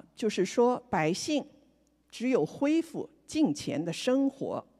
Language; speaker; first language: Chinese; native; Chinese